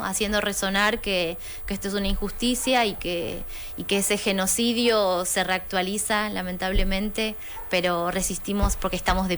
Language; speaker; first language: Spanish; native; Spanish